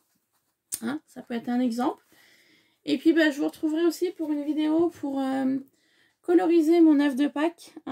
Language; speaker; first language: French; native; French